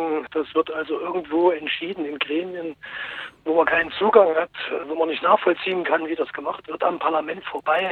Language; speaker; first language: German; native; German